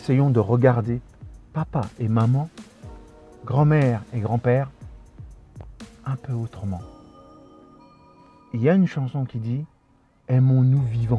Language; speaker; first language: French; early bilingual, other home language; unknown